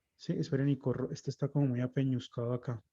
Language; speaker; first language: Spanish; native; Spanish